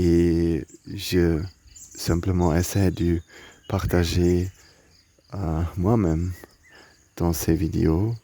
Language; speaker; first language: French; non-native, learner; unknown